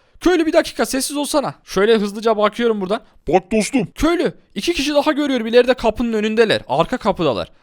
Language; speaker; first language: Turkish; native; Turkish